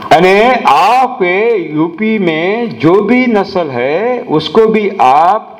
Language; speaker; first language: Hindi; non-native, local second language; Marathi